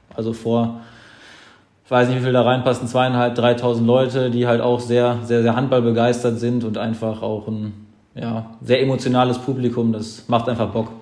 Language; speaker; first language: German; native; German